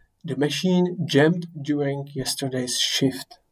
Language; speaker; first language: English; non-native, fluent; Czech